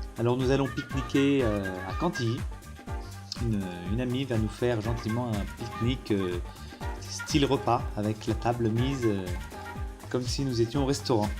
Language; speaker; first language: French; native; French